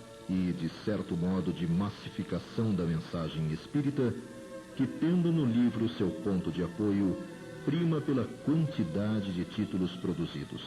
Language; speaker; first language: Portuguese; native; Portuguese